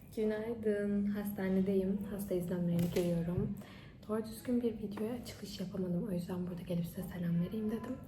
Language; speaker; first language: Turkish; early bilingual, heritage; Turkish